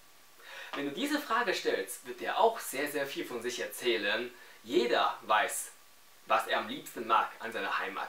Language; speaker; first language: German; non-native, fluent; Chinese